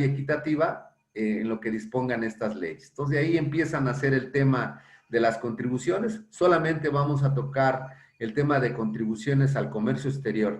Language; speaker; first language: Spanish; native; Spanish